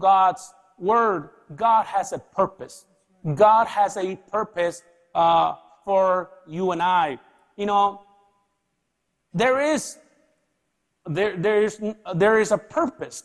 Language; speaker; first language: English; early bilingual, other home language; Spanish